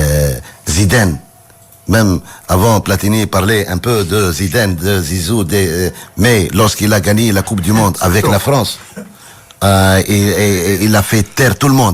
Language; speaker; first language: French; non-native, local second language; Arabic